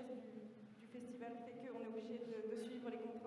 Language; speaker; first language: French; native; French